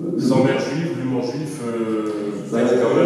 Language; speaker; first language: French; native; French